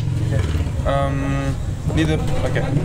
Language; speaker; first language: English; non-native, learner; French